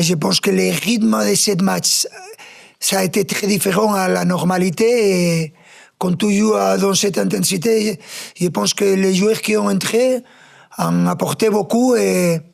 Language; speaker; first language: French; non-native, fluent; Spanish